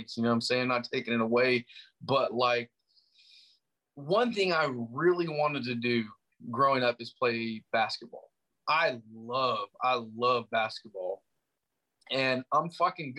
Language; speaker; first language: English; native; English